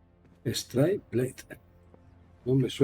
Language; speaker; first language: Spanish; native; Spanish